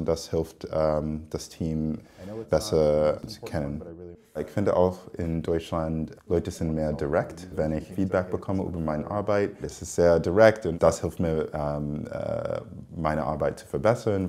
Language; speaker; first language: German; non-native, fluent; English